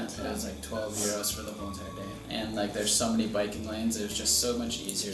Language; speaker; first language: English; native; English